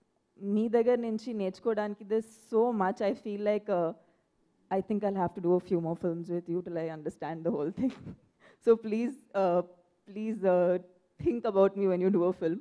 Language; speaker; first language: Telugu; non-native, fluent; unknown